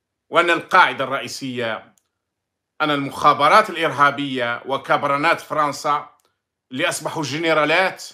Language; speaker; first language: Arabic; native; Arabic